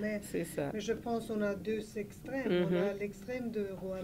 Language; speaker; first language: French; non-native, learner; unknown